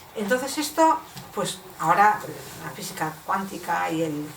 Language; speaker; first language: Spanish; non-native, local second language; Basque